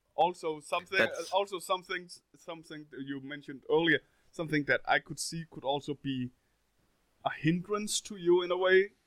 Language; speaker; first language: English; non-native, fluent; Danish